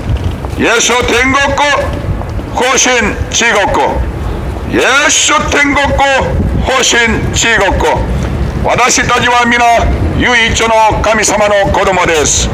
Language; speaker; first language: Japanese; non-native, learner; Korean